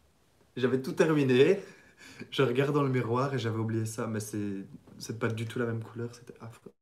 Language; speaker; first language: French; native; French